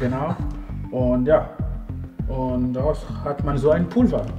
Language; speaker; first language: German; non-native, fluent; Ewe